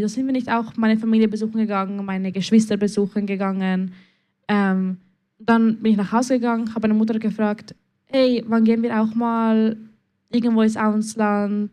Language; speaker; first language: German; early bilingual, other home language; Spanish